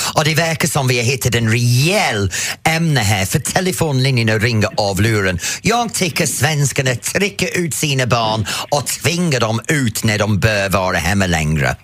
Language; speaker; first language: Swedish; non-native, fluent; English